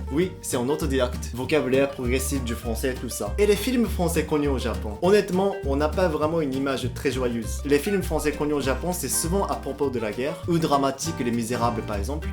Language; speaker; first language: French; non-native, fluent; Japanese